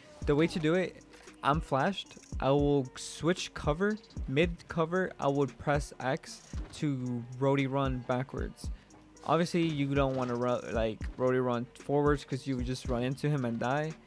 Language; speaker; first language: English; early bilingual, other home language; Spanish